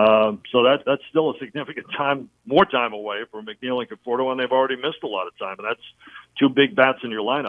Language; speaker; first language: English; native; English